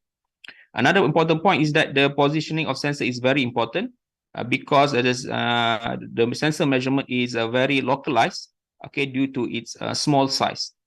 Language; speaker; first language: English; non-native, fluent; Indonesian